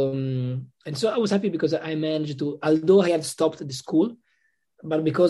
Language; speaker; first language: English; non-native, fluent; Italian